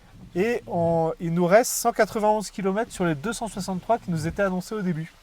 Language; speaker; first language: French; native; French